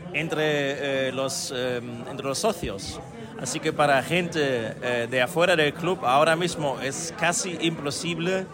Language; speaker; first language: Spanish; non-native, fluent; German